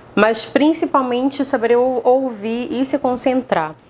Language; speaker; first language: Portuguese; native; Portuguese